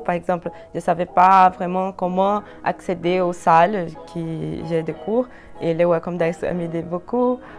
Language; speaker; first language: French; non-native, fluent; Portuguese